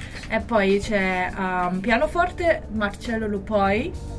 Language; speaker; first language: Italian; non-native, fluent; Chinese